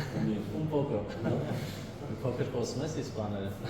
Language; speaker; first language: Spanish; non-native, fluent; Armenian